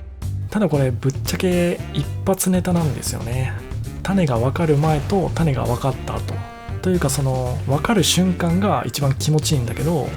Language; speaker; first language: Japanese; native; Japanese